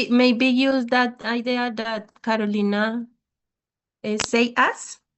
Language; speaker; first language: English; non-native, learner; Spanish